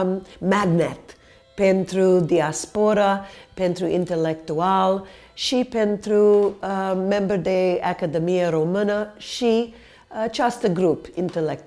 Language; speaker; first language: Romanian; early bilingual, heritage; Romanian